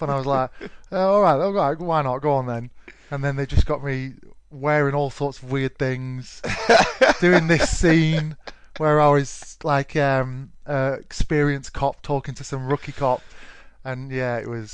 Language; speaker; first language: English; native; English